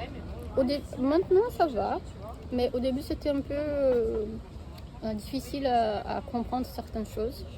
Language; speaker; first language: French; non-native, fluent; Portuguese